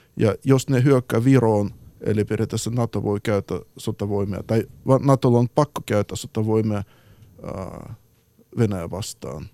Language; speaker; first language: Finnish; non-native, fluent; Ukrainian